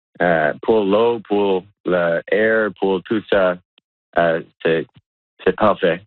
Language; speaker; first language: French; non-native, local second language; English